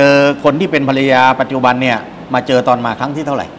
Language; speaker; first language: Thai; native; Thai